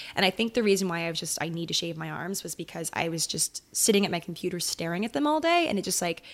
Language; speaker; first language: English; early bilingual, other home language; Italian